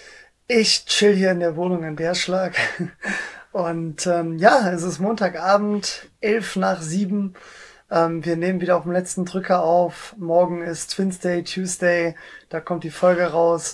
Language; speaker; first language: German; native; German